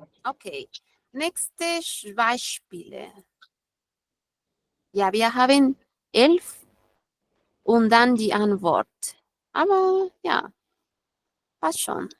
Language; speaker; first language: German; non-native, fluent; Spanish